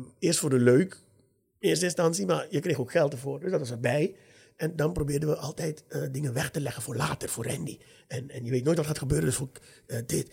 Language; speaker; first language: Dutch; native; Dutch